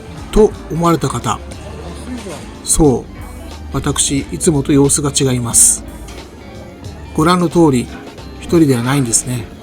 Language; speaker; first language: Japanese; native; Japanese